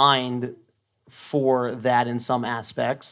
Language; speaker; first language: English; native; English